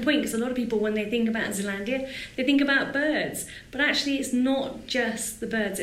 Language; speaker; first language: English; native; English